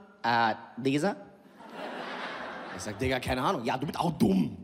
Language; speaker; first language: German; early bilingual, other home language; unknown